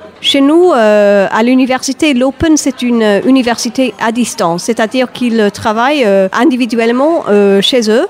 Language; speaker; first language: French; non-native, fluent; English